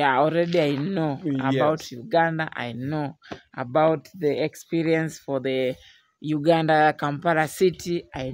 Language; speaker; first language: English; non-native, learner; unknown